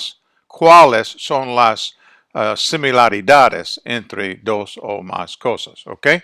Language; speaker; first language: Spanish; non-native, fluent; English